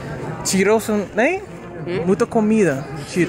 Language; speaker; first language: Portuguese; non-native, learner; English